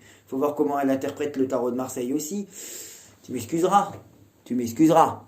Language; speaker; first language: French; native; French